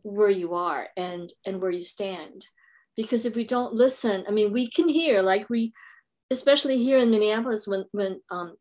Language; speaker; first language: English; non-native, local second language; Filipino